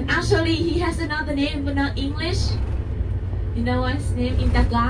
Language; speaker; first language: English; non-native, learner; Vietnamese